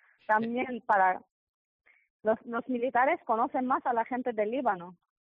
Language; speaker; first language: Spanish; non-native, fluent; Arabic